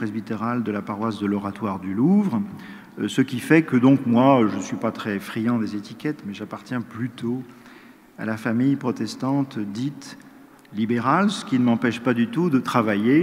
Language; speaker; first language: French; native; French